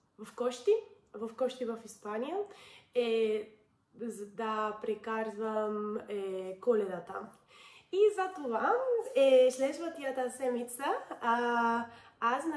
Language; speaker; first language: Bulgarian; non-native, learner; Spanish